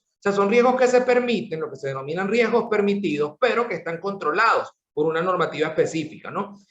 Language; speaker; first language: Spanish; native; Spanish